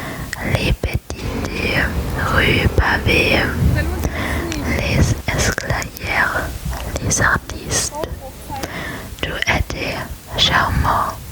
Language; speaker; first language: French; non-native, learner; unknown